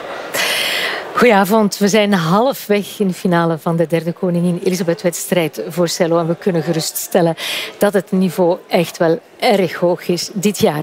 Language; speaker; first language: Dutch; native; Dutch